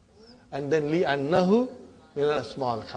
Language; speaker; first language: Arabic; non-native, fluent; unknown